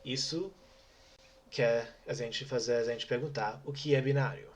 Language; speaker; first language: Portuguese; non-native, fluent; English